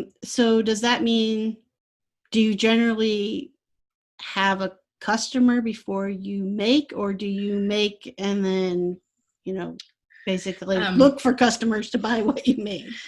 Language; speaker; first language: English; native; English